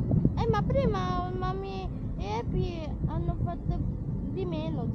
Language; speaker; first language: Italian; early bilingual, other home language; Filipino